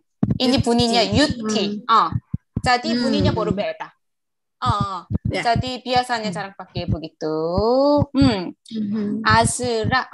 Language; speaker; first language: Indonesian; non-native, learner; Korean